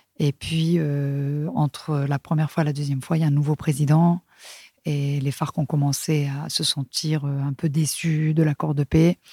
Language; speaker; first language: French; non-native, fluent; Spanish